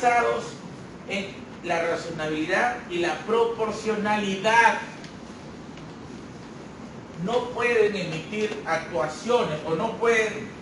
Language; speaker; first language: Spanish; native; Spanish